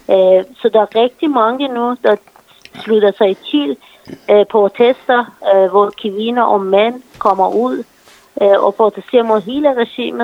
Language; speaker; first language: Danish; non-native, fluent; Persian